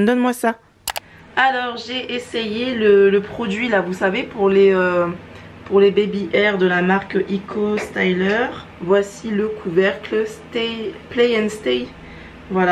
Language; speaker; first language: French; native; French